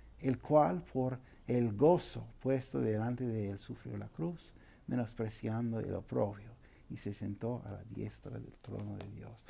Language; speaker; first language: Spanish; non-native, fluent; English